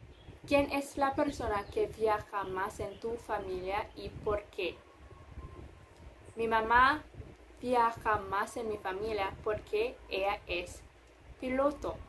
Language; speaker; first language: Spanish; non-native, fluent; English